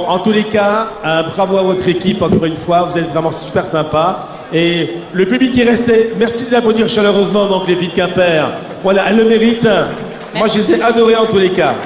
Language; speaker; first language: French; native; French